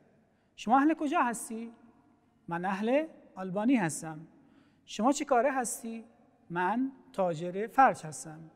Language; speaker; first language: Persian; non-native, fluent; Arabic